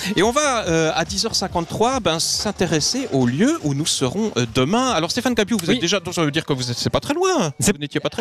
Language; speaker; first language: French; native; French